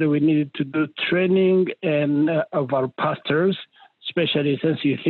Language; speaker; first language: English; non-native, local second language; Kinyarwanda